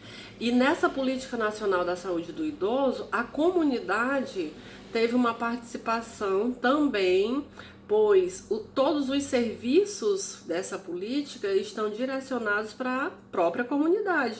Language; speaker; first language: Portuguese; native; Portuguese